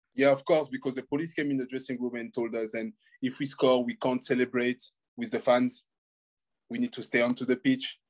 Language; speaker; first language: English; non-native, fluent; French